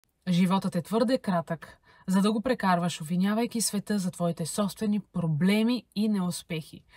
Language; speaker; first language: Bulgarian; native; Bulgarian